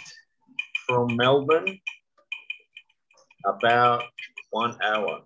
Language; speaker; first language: English; non-native, fluent; Spanish